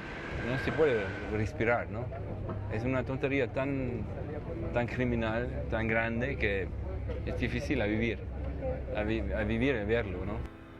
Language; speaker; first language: Spanish; non-native, fluent; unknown